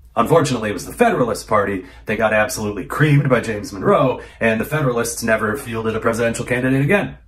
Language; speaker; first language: English; native; English